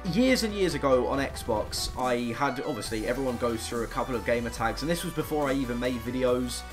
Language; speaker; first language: English; native; English